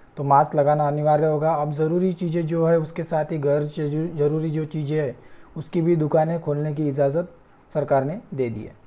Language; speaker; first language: Hindi; non-native, local second language; Marathi